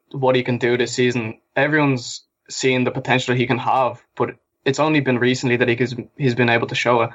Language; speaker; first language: English; native; English